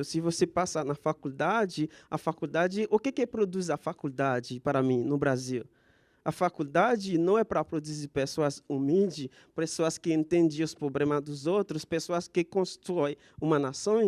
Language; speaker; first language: Portuguese; non-native, fluent; Haitian Creole